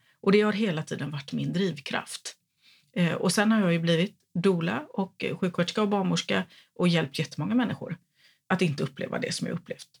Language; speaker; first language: Swedish; native; Swedish